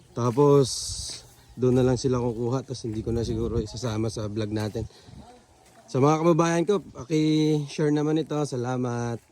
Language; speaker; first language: Filipino; non-native, local second language; Hiligaynon